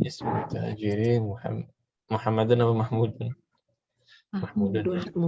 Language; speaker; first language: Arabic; non-native, fluent; Indonesian